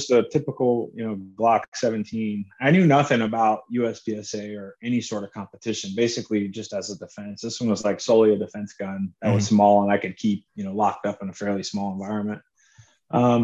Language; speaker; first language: English; native; English